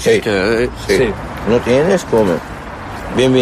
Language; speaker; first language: Spanish; non-native, learner; Arabic